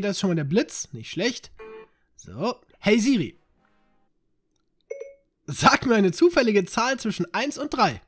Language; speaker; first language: German; native; German